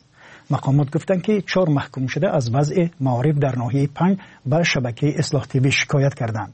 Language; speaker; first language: Persian; native; Persian